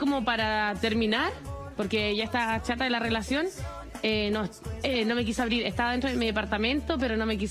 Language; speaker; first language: Spanish; native; Spanish